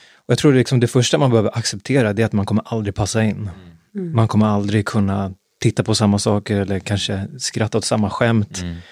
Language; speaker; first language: Swedish; native; Swedish